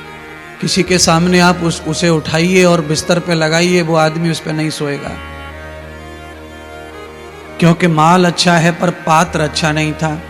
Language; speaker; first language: Hindi; native; Hindi